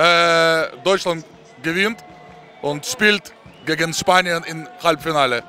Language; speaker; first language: German; non-native, learner; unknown